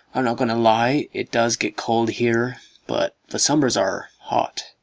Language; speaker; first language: English; native; English